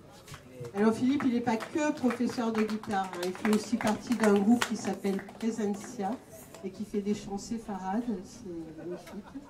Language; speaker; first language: French; native; French